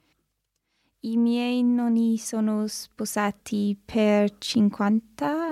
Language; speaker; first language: Italian; non-native, learner; English